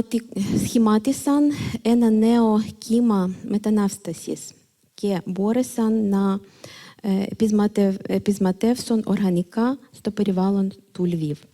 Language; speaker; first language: Greek; non-native, fluent; Ukrainian